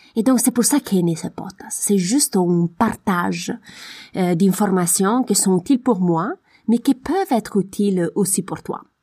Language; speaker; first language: French; non-native, fluent; Italian